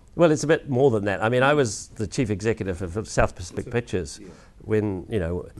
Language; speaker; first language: English; native; English